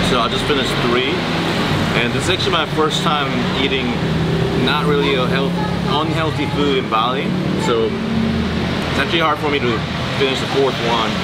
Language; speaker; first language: English; non-native, fluent; Korean